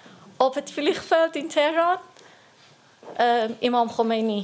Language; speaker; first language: Dutch; non-native, learner; Persian